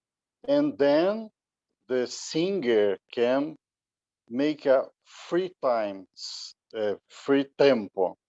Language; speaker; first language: English; non-native, learner; Portuguese